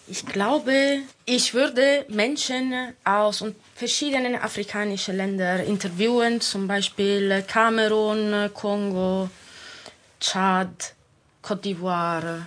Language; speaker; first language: German; non-native, fluent; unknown